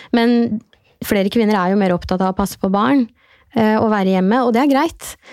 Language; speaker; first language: Norwegian; native; Norwegian